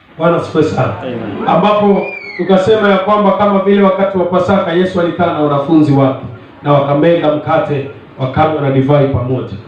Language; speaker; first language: Swahili; non-native, local second language; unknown